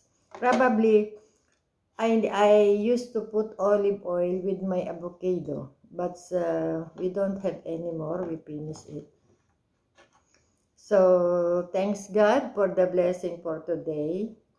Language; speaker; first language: English; non-native, local second language; Filipino